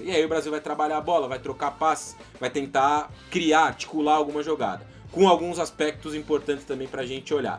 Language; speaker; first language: Portuguese; native; Portuguese